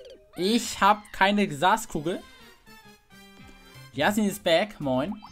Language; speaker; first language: German; native; German